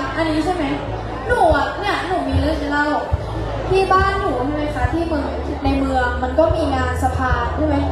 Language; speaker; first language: Thai; native; Thai